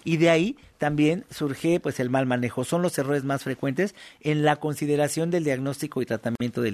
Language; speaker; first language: Spanish; native; Spanish